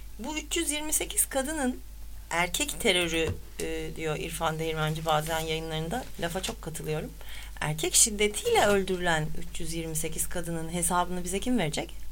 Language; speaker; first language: Turkish; native; Turkish